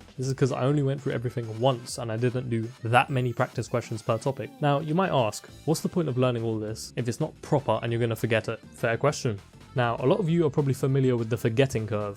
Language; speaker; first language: English; native; English